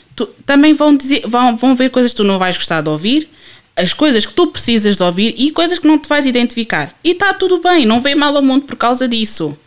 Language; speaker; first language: Portuguese; native; Portuguese